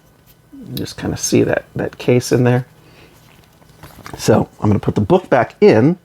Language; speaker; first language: English; native; English